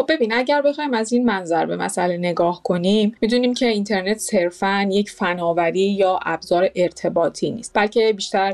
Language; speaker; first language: Persian; native; Persian